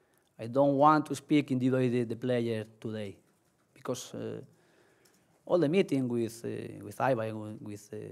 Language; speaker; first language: English; non-native, learner; Spanish